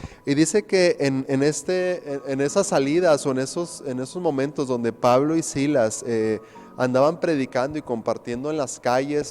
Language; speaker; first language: Spanish; native; Spanish